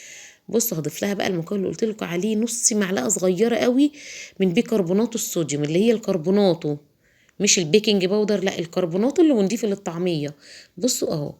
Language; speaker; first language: Arabic; native; Arabic